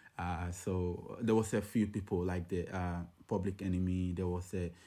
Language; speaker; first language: English; non-native, local second language; Ga